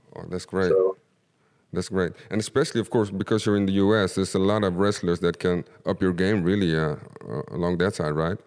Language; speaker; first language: English; non-native, fluent; Dutch